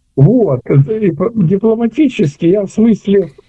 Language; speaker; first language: Russian; native; Russian